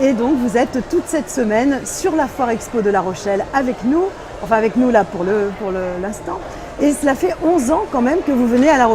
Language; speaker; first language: French; native; French